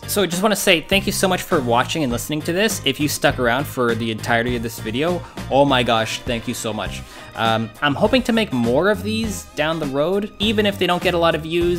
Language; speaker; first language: English; native; English